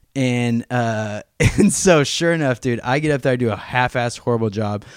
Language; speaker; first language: English; native; English